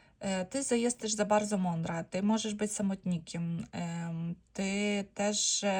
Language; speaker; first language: Polish; non-native, learner; Ukrainian